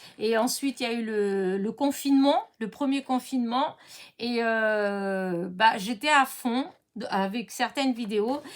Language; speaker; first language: French; early bilingual, other home language; Portuguese